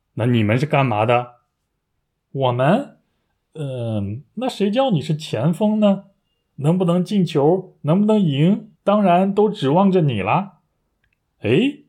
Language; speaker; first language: Chinese; native; Chinese